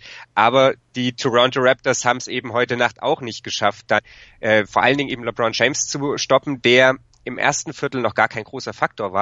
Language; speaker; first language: German; native; German